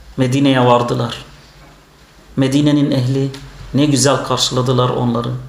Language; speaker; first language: Turkish; non-native, fluent; Arabic